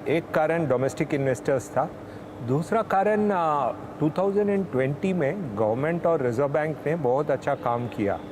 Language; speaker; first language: Hindi; non-native, local second language; Tamil